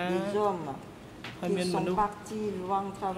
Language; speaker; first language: French; non-native, local second language; Khmer